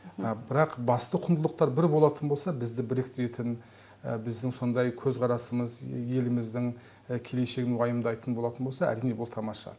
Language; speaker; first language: Kazakh; non-native, local second language; Turkish